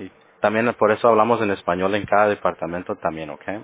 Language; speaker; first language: Spanish; early bilingual, heritage; Spanish